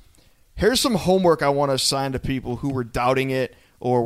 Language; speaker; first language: English; native; English